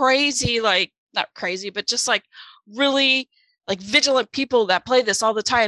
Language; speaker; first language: English; non-native, fluent; German